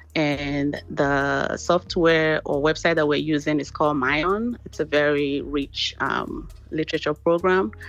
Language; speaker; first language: English; non-native, local second language; Igbo